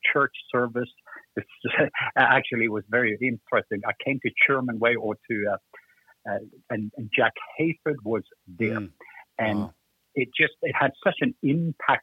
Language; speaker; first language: English; non-native, fluent; Norwegian